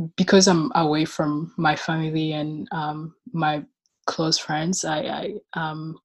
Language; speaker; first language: English; non-native, local second language; Kinyarwanda